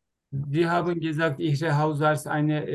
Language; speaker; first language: German; non-native, learner; Turkish